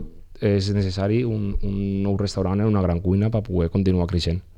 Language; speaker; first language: Catalan; native; Catalan